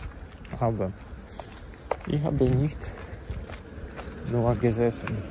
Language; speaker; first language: German; non-native, learner; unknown